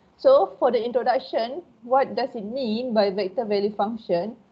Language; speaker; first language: English; non-native, local second language; Malay